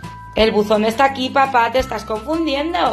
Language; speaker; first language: Spanish; native; Spanish